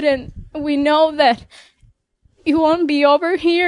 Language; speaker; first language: English; non-native, fluent; Spanish